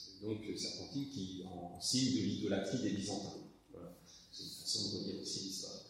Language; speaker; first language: French; native; French